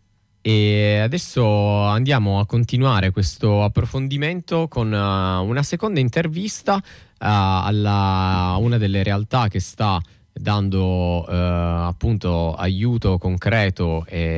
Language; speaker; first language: Italian; native; Italian